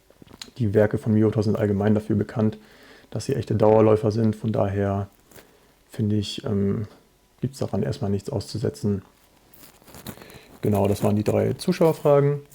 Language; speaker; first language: German; native; German